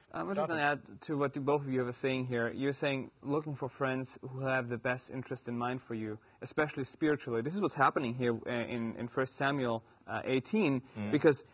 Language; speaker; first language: English; non-native, fluent; German